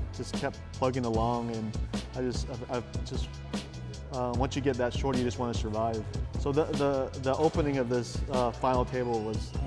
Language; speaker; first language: English; native; English